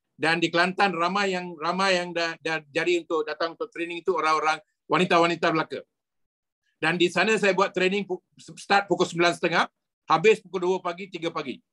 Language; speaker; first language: Malay; non-native, local second language; Tamil